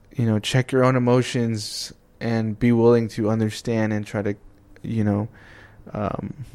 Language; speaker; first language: English; native; English